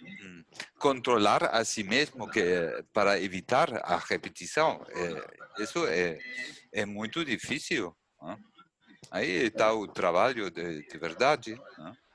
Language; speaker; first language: Portuguese; non-native, learner; German